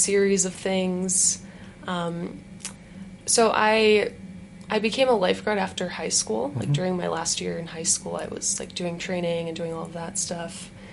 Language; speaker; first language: English; native; English